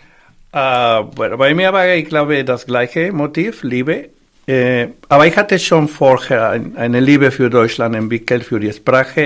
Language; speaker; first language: German; non-native, fluent; Spanish